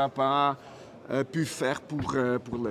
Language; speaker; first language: French; non-native, fluent; German